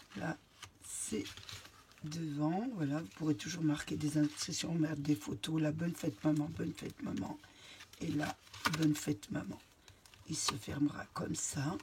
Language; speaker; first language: French; native; French